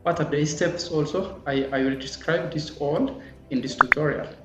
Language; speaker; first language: English; non-native, local second language; Amharic